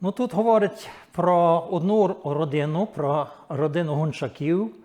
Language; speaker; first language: Ukrainian; early bilingual, heritage; Ukrainian